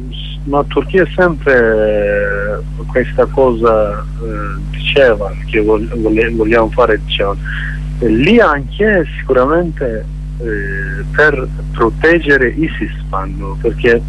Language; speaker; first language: Italian; non-native, learner; Kurdish